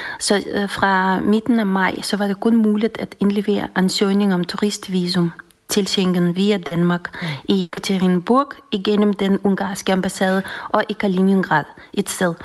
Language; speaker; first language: Danish; non-native, fluent; Russian